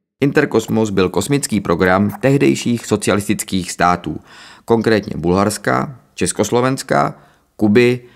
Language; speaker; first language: Czech; native; Czech